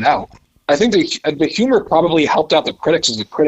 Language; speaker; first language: English; native; English